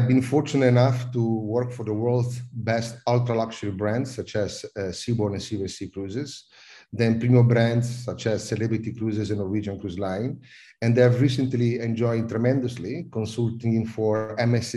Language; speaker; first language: English; non-native, fluent; Italian